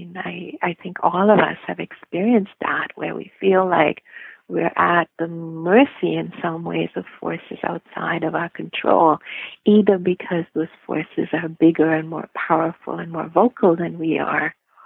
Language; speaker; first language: English; non-native, local second language; Gujarati